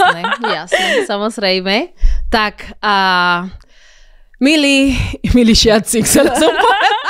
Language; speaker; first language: Slovak; non-native, fluent; Spanish